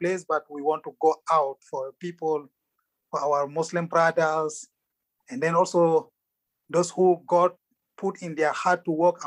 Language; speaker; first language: English; non-native, fluent; Arabic